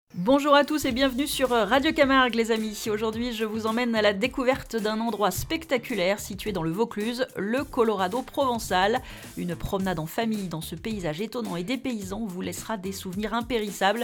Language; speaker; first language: French; native; French